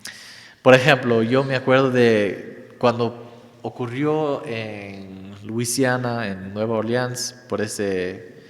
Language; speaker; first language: Spanish; non-native, fluent; English